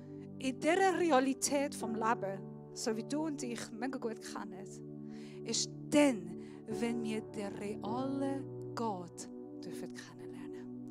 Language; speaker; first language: German; non-native, fluent; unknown